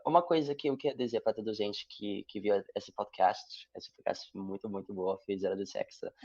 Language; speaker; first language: Portuguese; non-native, learner; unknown